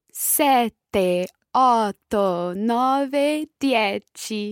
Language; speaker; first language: Italian; non-native, learner; English